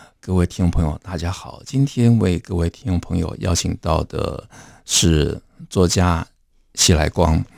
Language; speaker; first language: Chinese; native; Chinese